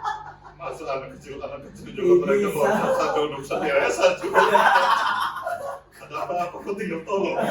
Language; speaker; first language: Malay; non-native, local second language; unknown